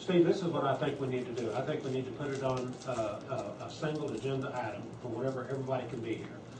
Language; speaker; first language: English; native; English